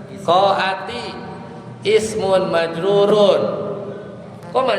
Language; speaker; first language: Arabic; non-native, fluent; Indonesian